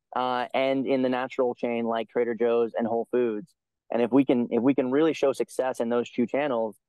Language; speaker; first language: English; native; English